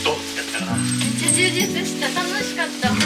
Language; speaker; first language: Japanese; native; Japanese